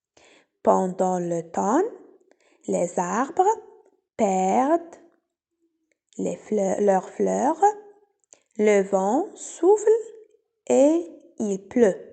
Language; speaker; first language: French; non-native, local second language; Arabic